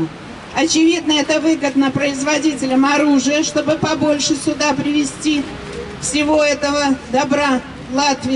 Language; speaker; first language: Russian; native; Russian